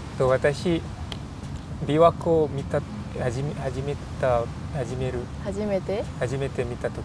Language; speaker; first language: Japanese; non-native, learner; English